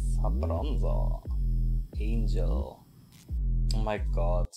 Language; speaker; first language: English; non-native, fluent; German